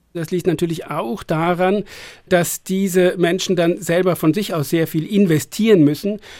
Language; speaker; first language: German; native; German